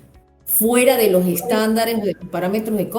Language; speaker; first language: Spanish; native; Spanish